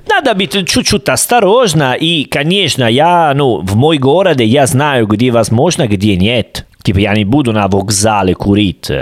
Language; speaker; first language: Russian; non-native, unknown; Italian